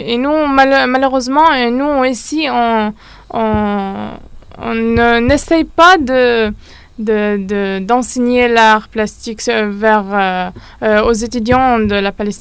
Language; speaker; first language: French; non-native, learner; Arabic